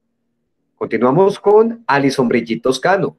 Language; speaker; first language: Spanish; native; Spanish